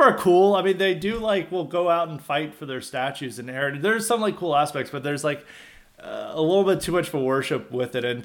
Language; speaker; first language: English; native; English